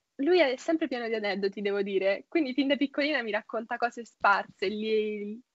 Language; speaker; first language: Italian; native; Italian